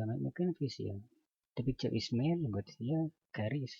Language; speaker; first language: English; non-native, learner; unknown